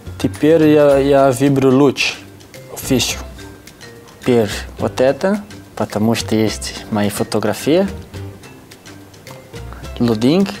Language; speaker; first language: Russian; non-native, learner; Portuguese